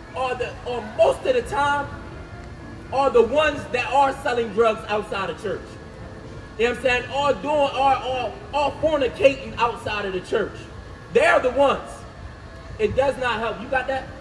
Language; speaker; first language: English; native; English